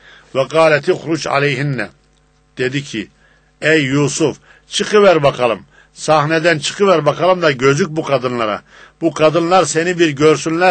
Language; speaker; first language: Turkish; native; Turkish